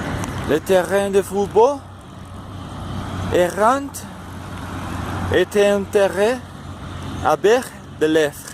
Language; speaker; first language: French; non-native, learner; Spanish